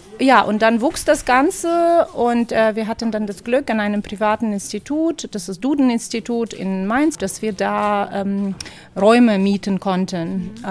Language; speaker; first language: German; non-native, fluent; Ukrainian